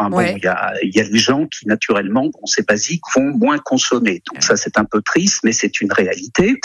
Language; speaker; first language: French; native; French